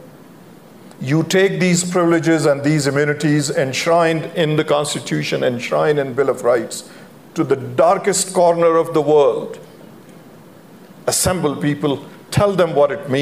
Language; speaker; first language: English; non-native, local second language; Punjabi